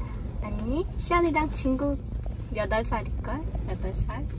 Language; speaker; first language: Korean; non-native, learner; Khmer